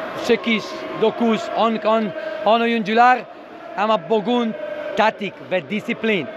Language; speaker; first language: Turkish; non-native, learner; Italian